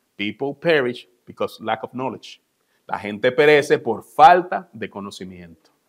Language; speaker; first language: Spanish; native; Spanish